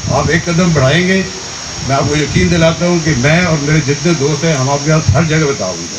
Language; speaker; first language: Urdu; non-native, local second language; Punjabi